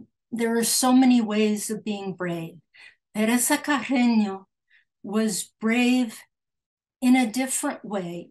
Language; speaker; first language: English; early bilingual, other home language; Spanish